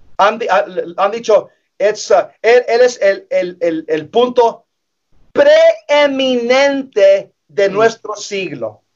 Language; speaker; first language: Spanish; early bilingual, heritage; English